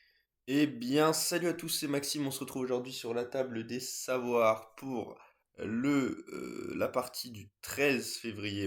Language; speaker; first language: French; native; French